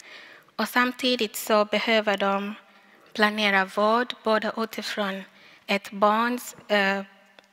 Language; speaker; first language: Swedish; non-native, fluent; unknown